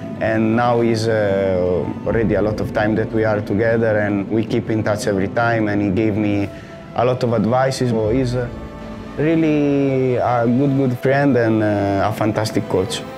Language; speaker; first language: English; non-native, fluent; Italian